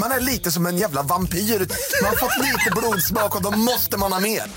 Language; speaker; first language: Swedish; native; Swedish